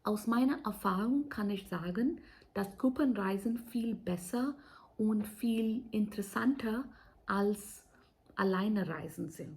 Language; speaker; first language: German; non-native, fluent; Hindi